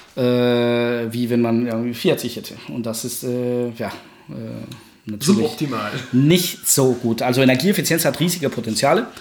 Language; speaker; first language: German; non-native, fluent; Spanish